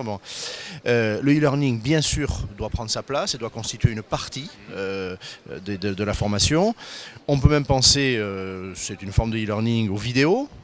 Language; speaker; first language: French; native; French